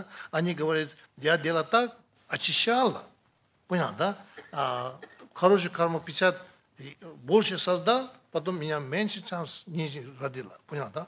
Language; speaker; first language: Russian; non-native, learner; Tibetan